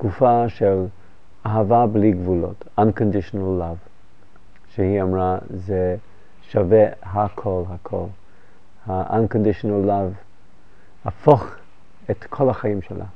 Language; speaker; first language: Hebrew; non-native, fluent; English